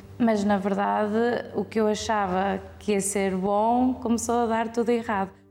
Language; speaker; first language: Portuguese; early bilingual, heritage; English